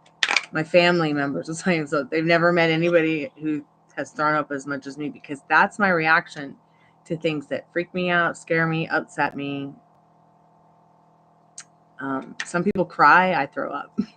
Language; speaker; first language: English; native; English